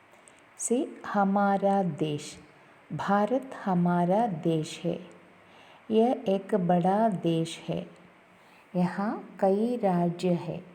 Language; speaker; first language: Hindi; non-native, local second language; Malayalam